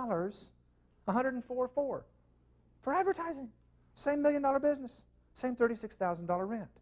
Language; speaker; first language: English; native; English